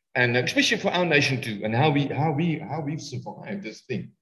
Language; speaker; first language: English; non-native, local second language; Afrikaans